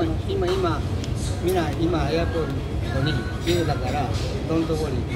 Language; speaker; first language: Japanese; non-native, learner; Filipino